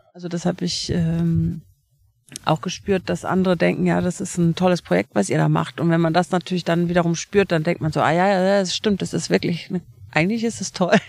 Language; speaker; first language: German; native; German